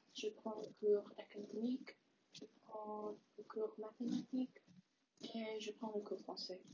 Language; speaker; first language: French; non-native, learner; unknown